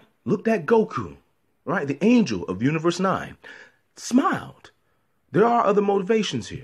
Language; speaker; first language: English; native; English